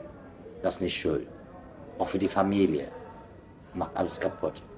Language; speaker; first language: German; non-native, fluent; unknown